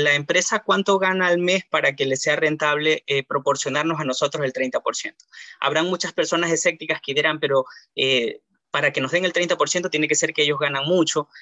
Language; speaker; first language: Spanish; native; Spanish